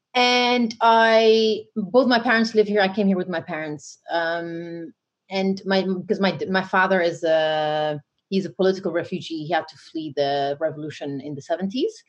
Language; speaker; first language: English; non-native, fluent; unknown